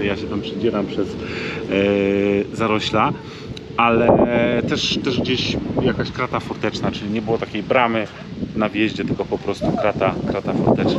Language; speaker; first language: Polish; native; Polish